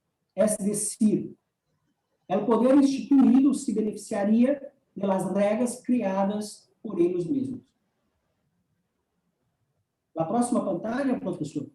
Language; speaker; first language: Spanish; non-native, learner; Portuguese